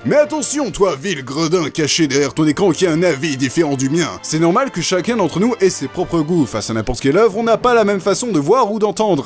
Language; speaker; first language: French; native; French